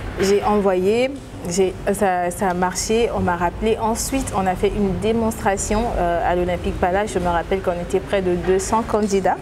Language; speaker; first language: French; non-native, local second language; Lingala